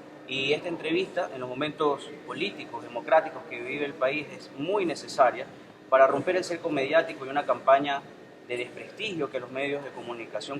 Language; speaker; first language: Spanish; native; Spanish